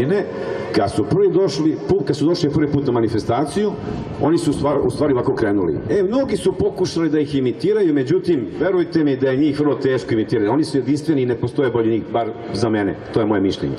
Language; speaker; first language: Bosnian; native; Bosnian